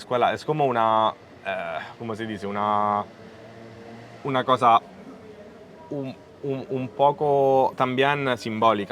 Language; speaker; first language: Spanish; non-native, fluent; Italian